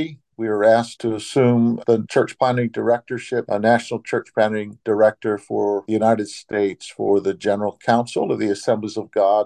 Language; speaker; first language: English; native; English